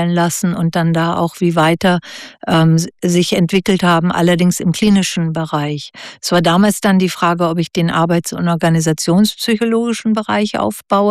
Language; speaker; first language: German; native; German